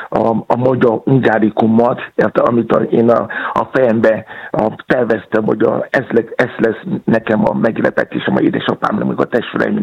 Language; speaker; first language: Hungarian; non-native, fluent; Yoruba